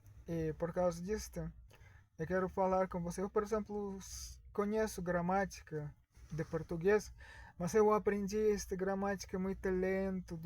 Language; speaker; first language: Portuguese; non-native, learner; Russian